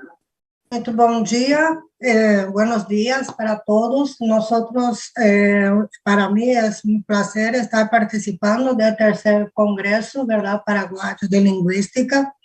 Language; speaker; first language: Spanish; non-native, fluent; Portuguese